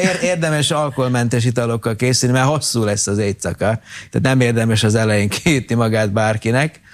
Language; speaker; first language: Hungarian; native; Hungarian